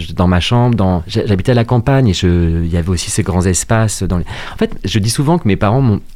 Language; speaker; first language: French; native; French